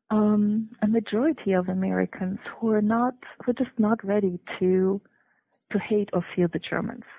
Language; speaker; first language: English; non-native, fluent; German